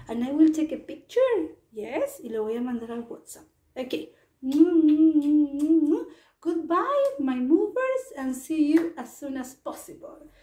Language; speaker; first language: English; non-native, fluent; Spanish